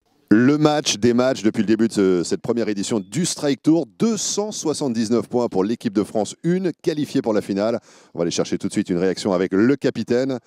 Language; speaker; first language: French; native; French